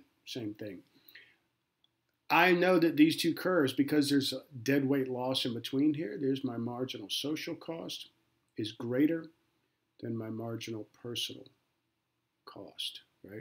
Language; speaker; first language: English; native; English